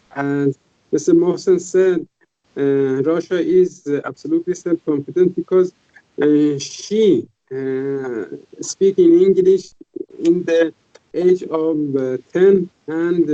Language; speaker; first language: English; non-native, fluent; Persian